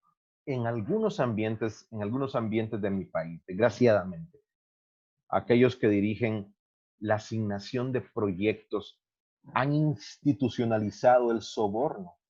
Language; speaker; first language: Spanish; native; Spanish